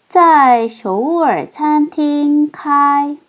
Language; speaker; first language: Chinese; non-native, fluent; Korean